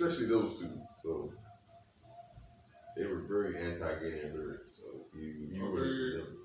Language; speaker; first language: English; native; English